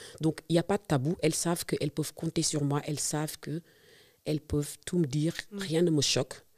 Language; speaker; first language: French; non-native, local second language; Serer